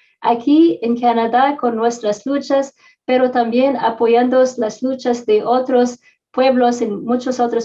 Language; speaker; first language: Spanish; non-native, fluent; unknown